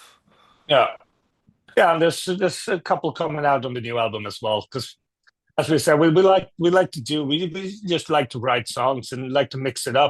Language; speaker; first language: English; non-native, fluent; Swedish